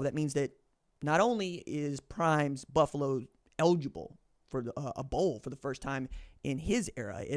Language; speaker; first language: English; native; English